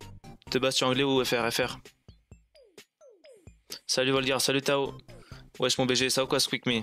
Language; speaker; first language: French; native; French